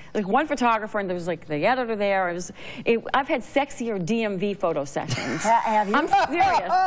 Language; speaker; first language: English; native; English